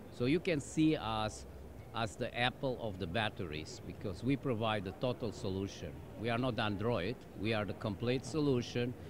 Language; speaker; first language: English; non-native, fluent; German